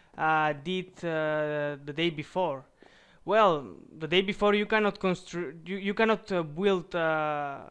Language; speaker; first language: English; non-native, learner; Bulgarian